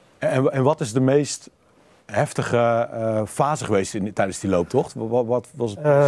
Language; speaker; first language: Dutch; native; Dutch